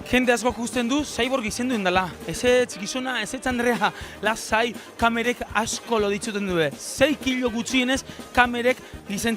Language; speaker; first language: Basque; native; Basque